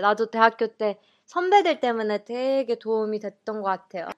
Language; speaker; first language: Korean; early bilingual, heritage; Korean